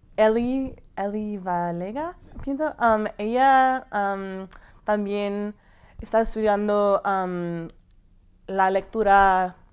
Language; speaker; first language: Spanish; non-native, fluent; English